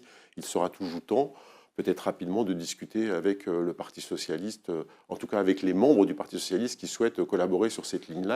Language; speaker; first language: French; native; French